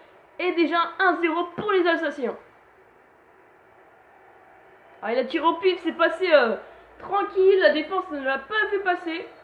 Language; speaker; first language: French; native; French